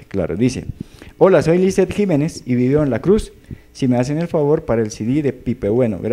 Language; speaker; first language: Spanish; native; Spanish